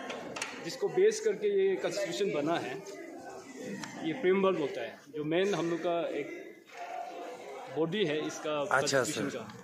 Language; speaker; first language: Hindi; non-native, local second language; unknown